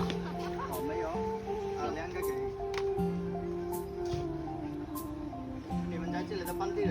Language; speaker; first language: Chinese; non-native, learner; Bangla